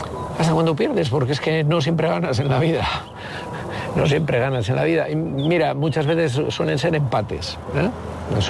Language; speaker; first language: Spanish; native; Spanish